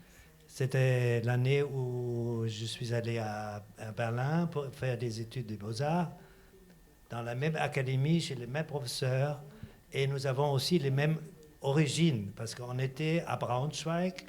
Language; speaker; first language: French; non-native, fluent; German